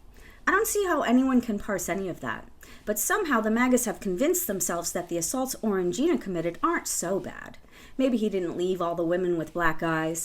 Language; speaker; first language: English; native; English